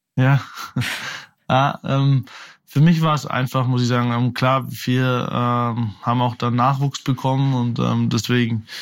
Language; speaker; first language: German; native; German